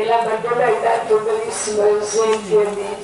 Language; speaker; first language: Italian; non-native, learner; Croatian